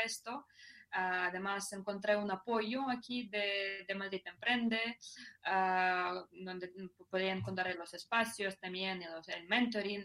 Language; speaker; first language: Spanish; non-native, fluent; Russian